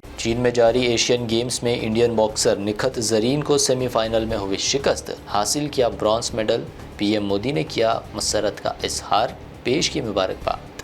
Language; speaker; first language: Urdu; native; Urdu